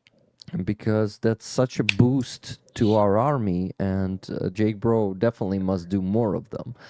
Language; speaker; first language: English; non-native, fluent; Ukrainian